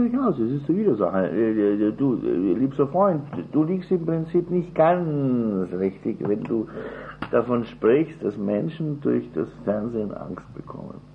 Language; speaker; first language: German; native; German